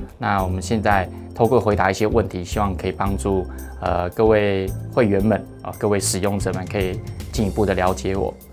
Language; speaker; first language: Chinese; early bilingual, heritage; Chinese